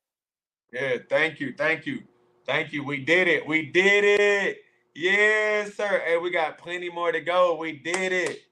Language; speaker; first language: English; native; English